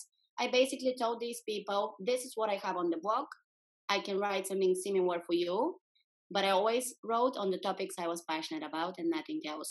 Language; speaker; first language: English; non-native, fluent; Bulgarian